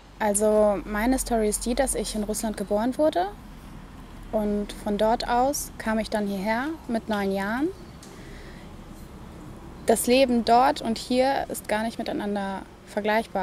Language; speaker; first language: German; early bilingual, other home language; Russian